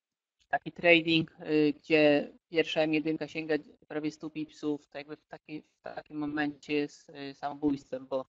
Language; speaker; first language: Polish; native; Polish